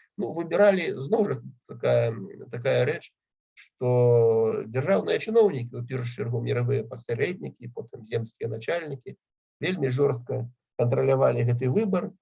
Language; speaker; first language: Belarusian; native; Belarusian